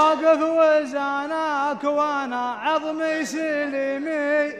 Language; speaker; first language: Arabic; native; Arabic